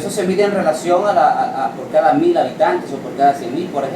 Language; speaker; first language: Spanish; native; Spanish